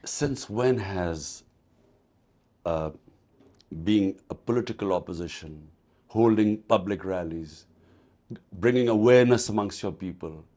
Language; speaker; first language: English; non-native, local second language; Urdu